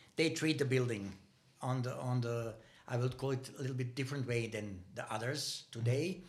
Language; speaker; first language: English; non-native, learner; Bosnian